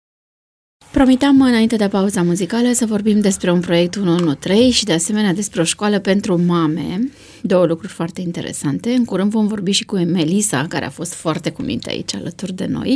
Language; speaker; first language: Romanian; native; Romanian